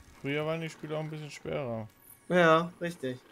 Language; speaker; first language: German; native; German